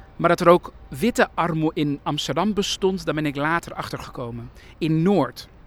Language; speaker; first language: Dutch; early bilingual, other home language; Persian